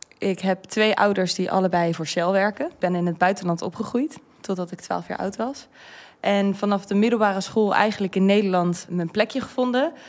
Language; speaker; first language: Dutch; early bilingual, heritage; Dutch